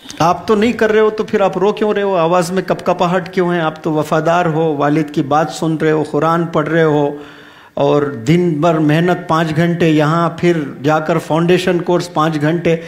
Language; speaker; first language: Urdu; native; Urdu